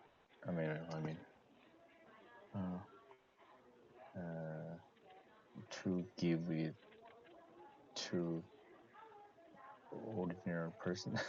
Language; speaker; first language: English; non-native, learner; Korean